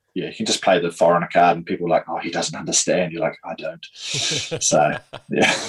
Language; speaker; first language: English; native; English